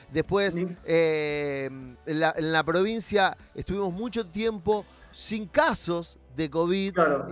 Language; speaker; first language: Spanish; native; Spanish